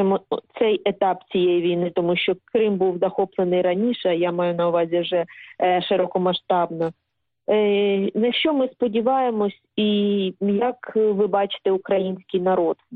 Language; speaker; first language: Ukrainian; native; Ukrainian